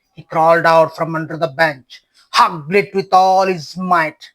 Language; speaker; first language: English; non-native, local second language; Kannada